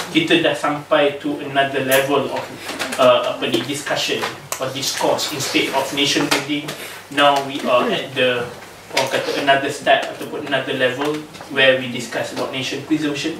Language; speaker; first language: English; non-native, local second language; Malay